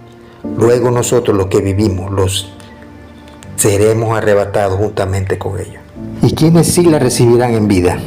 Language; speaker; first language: Spanish; native; Spanish